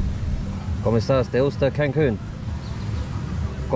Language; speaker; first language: Spanish; non-native, learner; English